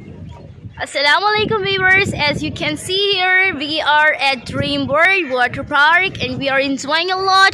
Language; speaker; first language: English; non-native, learner; Urdu